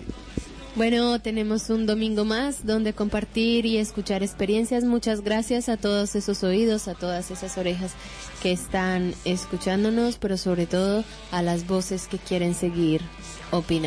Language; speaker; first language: Spanish; non-native, learner; Wolof